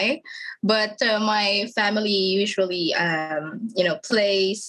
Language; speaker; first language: English; non-native, local second language; Filipino